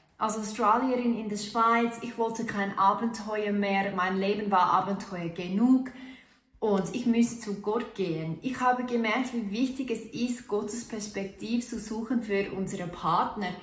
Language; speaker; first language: German; non-native, fluent; English